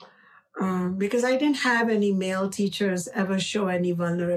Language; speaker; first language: English; non-native, local second language; Hindi